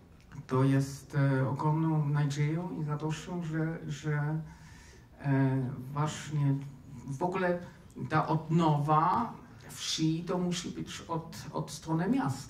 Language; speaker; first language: Polish; non-native, fluent; German